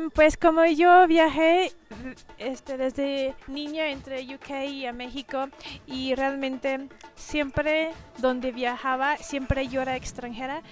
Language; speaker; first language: Spanish; early bilingual, heritage; Spanish